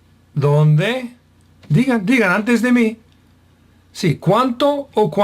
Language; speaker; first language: Spanish; non-native, fluent; English